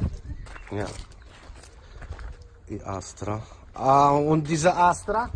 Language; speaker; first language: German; non-native, learner; Polish